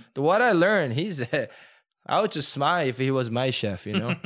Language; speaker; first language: English; non-native, fluent; Korean